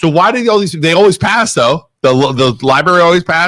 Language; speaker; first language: English; native; English